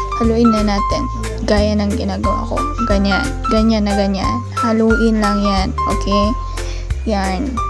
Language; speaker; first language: Filipino; non-native, local second language; Iloko